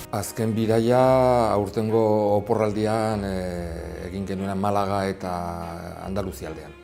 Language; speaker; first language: Basque; non-native, local second language; Spanish